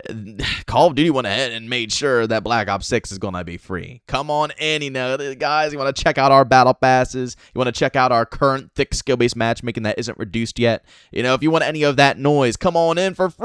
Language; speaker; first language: English; native; English